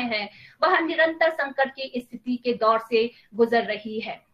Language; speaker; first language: Hindi; non-native, local second language; Nepali